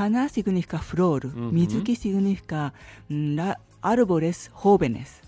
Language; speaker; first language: Spanish; non-native, learner; Japanese